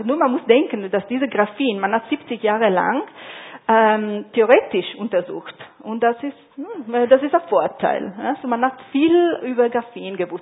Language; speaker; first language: German; non-native, fluent; Italian